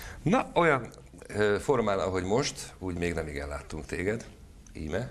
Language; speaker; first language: Hungarian; native; Hungarian